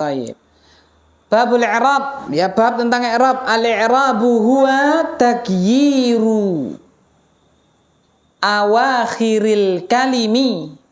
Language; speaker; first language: Arabic; non-native, fluent; Indonesian